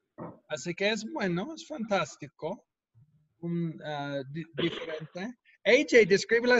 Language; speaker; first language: Spanish; non-native, fluent; English